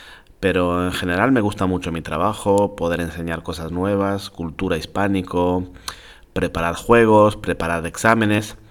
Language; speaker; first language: Spanish; non-native, fluent; French